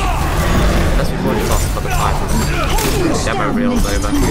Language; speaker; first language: English; native; English